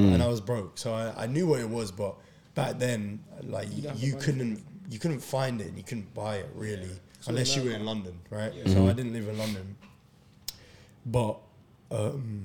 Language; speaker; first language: English; native; English